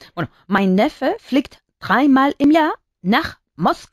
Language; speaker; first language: German; non-native, learner; Spanish